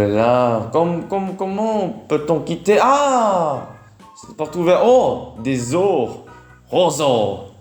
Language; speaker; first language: French; non-native, learner; Vietnamese